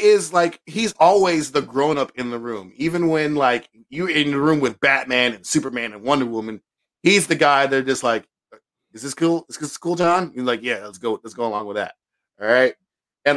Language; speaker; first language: English; native; English